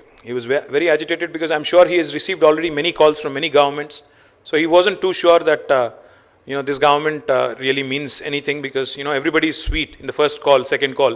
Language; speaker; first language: English; non-native, local second language; Telugu